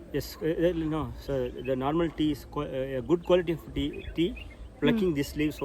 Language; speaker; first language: English; non-native, learner; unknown